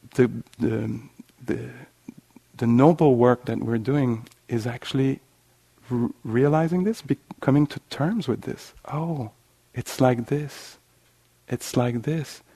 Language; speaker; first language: English; non-native, fluent; French